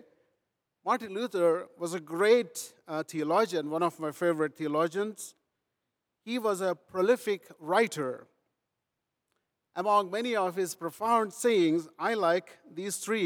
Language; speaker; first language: English; non-native, local second language; Telugu